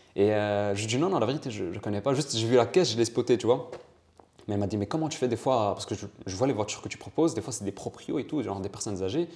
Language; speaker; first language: French; early bilingual, other home language; Italian